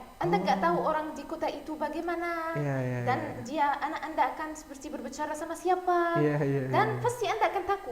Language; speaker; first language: Indonesian; non-native, learner; Arabic